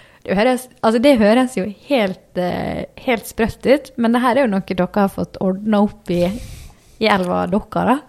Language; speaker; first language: Norwegian; native; Norwegian